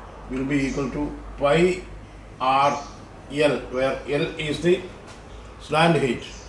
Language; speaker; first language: English; non-native, local second language; Malayalam